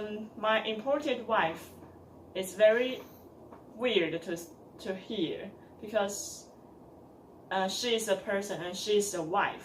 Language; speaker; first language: English; non-native, learner; Chinese